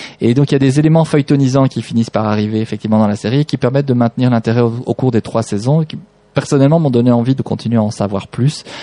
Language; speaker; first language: French; native; French